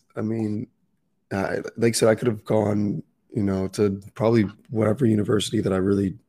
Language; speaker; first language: English; native; English